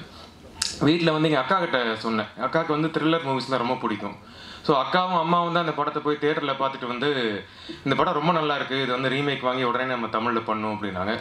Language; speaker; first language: Tamil; native; Tamil